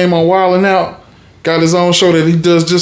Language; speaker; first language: English; native; English